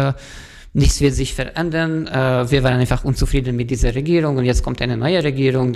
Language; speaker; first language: German; non-native, fluent; Hungarian